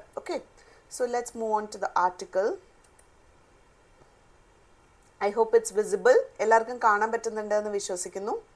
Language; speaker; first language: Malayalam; native; Malayalam